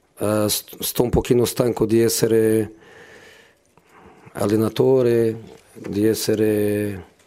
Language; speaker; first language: Italian; non-native, fluent; Portuguese